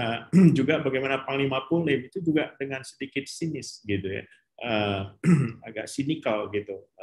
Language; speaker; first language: Indonesian; native; Indonesian